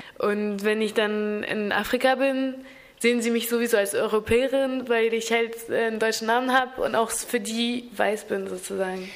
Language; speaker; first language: German; early bilingual, other home language; French